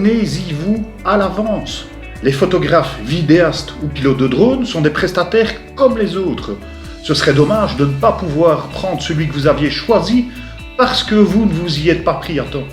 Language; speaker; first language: French; native; French